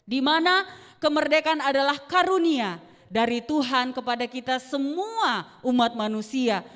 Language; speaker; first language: Indonesian; native; Indonesian